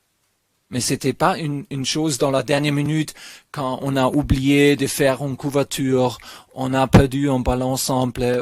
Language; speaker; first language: French; non-native, learner; German